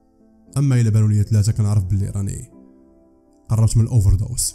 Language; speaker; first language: Arabic; native; Arabic